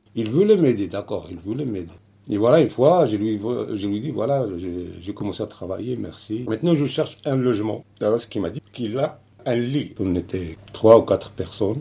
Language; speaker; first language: French; non-native, local second language; Arabic